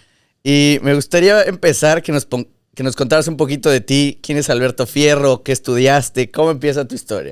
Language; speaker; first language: Spanish; native; Spanish